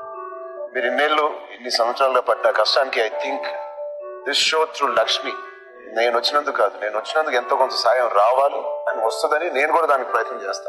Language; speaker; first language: Telugu; native; Telugu